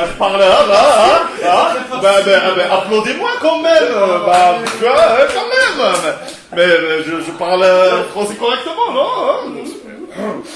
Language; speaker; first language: French; non-native, local second language; Arabic